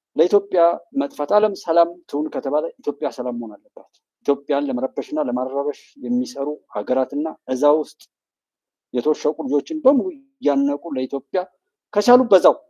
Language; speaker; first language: Amharic; native; Amharic